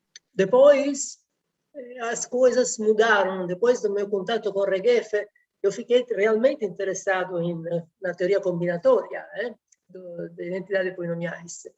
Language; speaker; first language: Portuguese; non-native, fluent; Italian